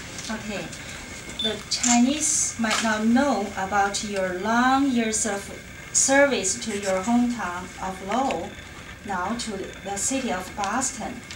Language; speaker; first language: English; non-native, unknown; Chinese